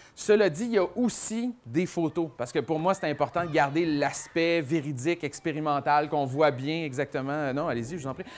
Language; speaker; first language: French; native; French